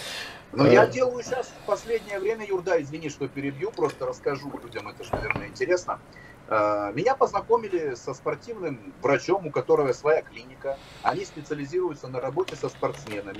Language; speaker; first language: Russian; native; Russian